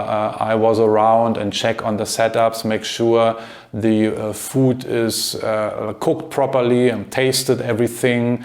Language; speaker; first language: English; non-native, fluent; German